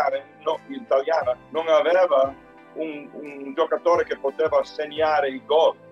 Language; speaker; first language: Italian; early bilingual, heritage; Italian